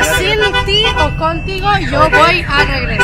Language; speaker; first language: Spanish; non-native, fluent; French